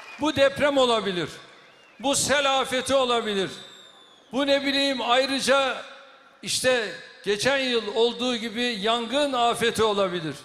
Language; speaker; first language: Turkish; native; Turkish